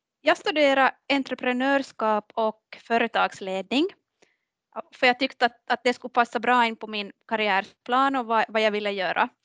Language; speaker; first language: Swedish; native; Swedish